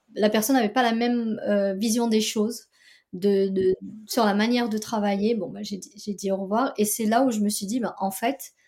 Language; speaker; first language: French; native; French